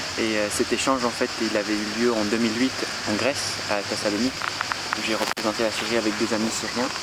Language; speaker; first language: French; non-native, fluent; Arabic